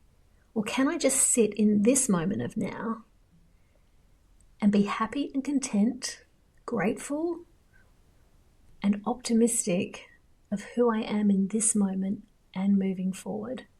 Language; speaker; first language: English; native; English